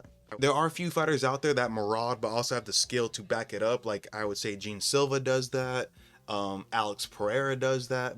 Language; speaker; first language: English; native; English